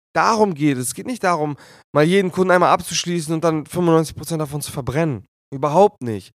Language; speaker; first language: German; native; German